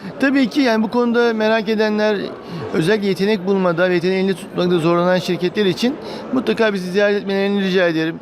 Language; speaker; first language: Turkish; native; Turkish